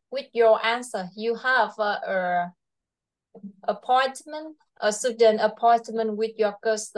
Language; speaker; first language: English; non-native, fluent; Vietnamese